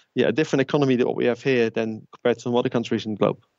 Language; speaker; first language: English; non-native, fluent; Dutch